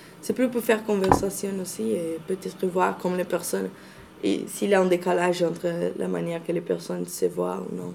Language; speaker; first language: French; non-native, learner; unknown